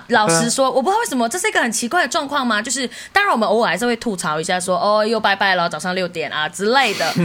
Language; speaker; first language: Chinese; native; Chinese